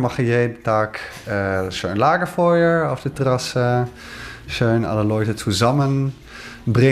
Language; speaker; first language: German; non-native, learner; Dutch